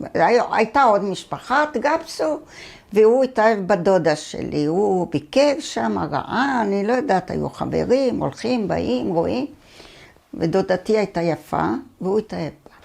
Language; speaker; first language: Hebrew; early bilingual, other home language; Arabic